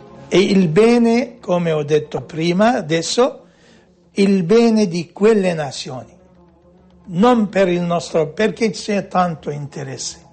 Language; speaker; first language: Italian; non-native, fluent; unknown